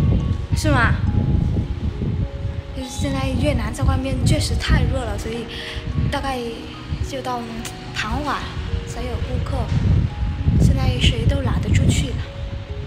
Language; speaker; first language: Chinese; non-native, fluent; Vietnamese